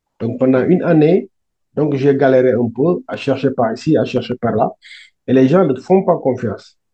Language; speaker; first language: French; non-native, local second language; Wolof